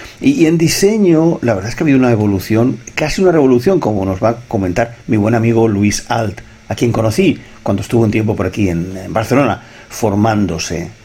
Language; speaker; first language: Spanish; non-native, local second language; Catalan